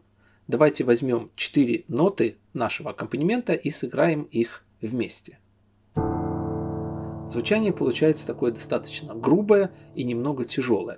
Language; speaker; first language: Russian; native; Russian